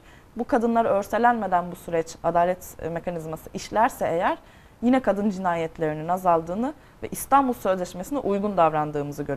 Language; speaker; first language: Turkish; native; Turkish